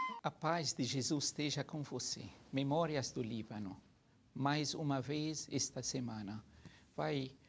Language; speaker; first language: Portuguese; non-native, fluent; Arabic